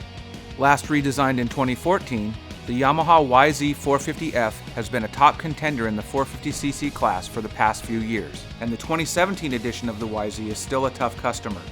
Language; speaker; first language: English; native; English